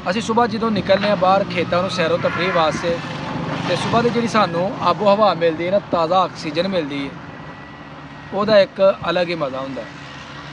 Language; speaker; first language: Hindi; non-native, local second language; Punjabi